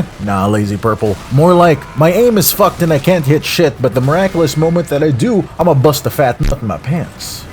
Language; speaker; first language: English; native; English